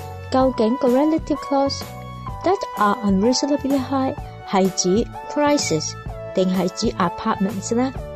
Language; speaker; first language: English; non-native, local second language; Cantonese